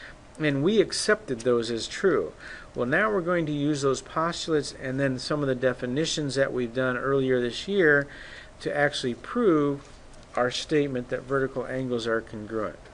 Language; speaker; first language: English; native; English